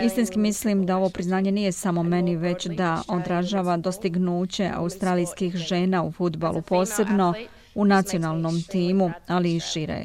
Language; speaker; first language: Serbian; native; Serbian